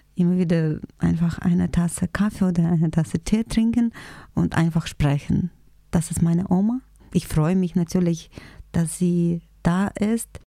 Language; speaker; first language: German; non-native, fluent; Russian